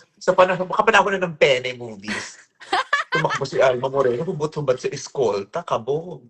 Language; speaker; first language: Filipino; native; Filipino